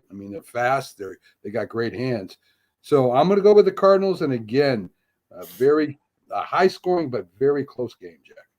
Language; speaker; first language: English; native; English